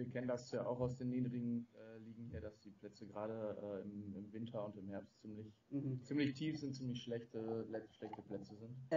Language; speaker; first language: German; native; German